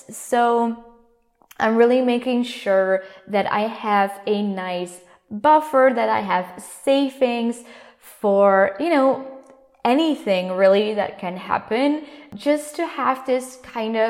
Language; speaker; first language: English; non-native, fluent; Dutch